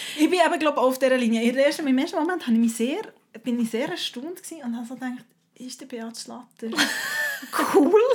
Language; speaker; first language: German; native; German